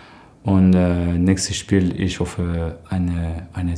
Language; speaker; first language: German; non-native, learner; French